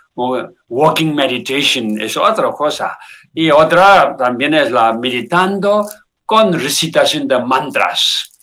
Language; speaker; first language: Spanish; non-native, learner; Tibetan